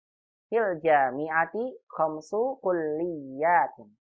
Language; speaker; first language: Arabic; non-native, fluent; Indonesian